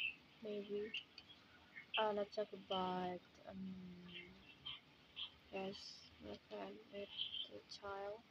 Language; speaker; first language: English; non-native, learner; Indonesian